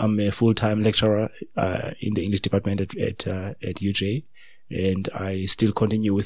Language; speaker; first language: English; non-native, local second language; Xhosa